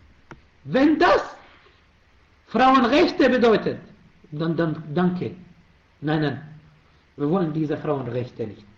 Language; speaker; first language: German; non-native, fluent; Arabic